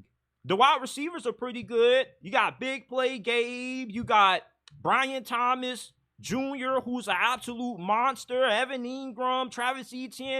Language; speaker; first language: English; native; English